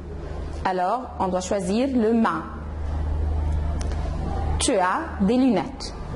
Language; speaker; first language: French; non-native, fluent; Arabic